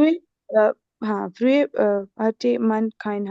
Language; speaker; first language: German; non-native, learner; Urdu